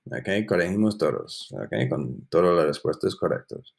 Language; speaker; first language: Spanish; non-native, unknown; English